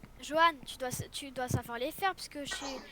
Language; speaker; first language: French; native; French